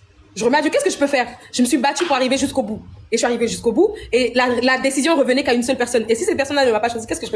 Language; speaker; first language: French; non-native, local second language; Lingala